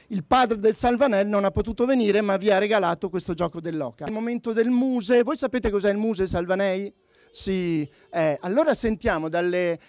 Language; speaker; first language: Italian; native; Italian